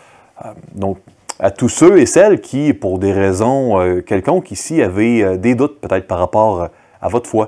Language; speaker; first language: French; native; French